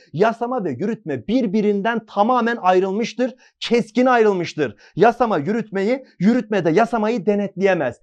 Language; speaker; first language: Turkish; native; Turkish